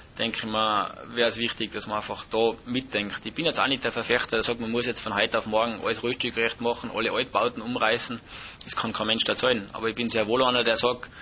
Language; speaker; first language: German; native; German